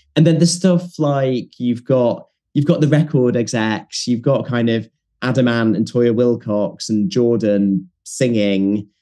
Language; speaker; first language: English; native; English